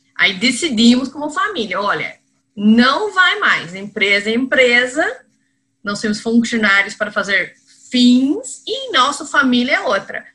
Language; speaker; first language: Portuguese; non-native, fluent; English